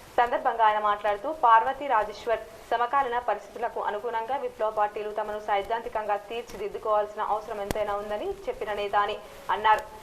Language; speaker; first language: Telugu; native; Telugu